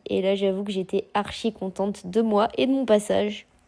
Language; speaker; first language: French; native; French